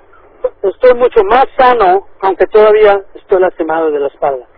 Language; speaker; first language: Spanish; early bilingual, heritage; Spanish